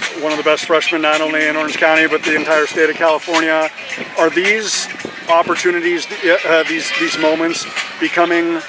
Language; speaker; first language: English; native; English